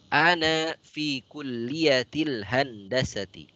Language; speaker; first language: Arabic; non-native, fluent; Indonesian